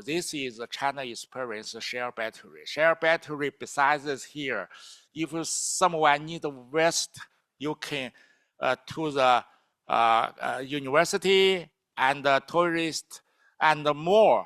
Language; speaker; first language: English; non-native, learner; Chinese